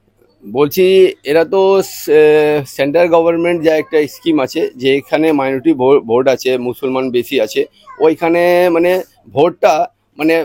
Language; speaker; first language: Bangla; non-native, local second language; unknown